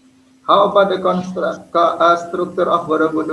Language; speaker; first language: English; non-native, fluent; Indonesian